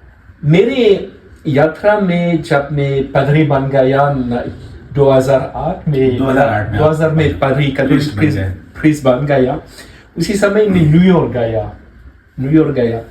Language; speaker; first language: Hindi; non-native, learner; French